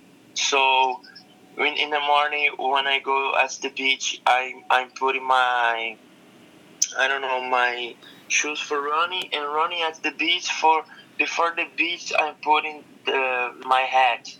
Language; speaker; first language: English; non-native, learner; Portuguese